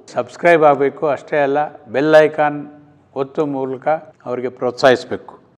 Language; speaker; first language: Kannada; native; Kannada